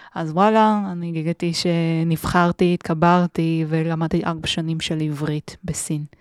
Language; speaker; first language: Hebrew; non-native, fluent; Chinese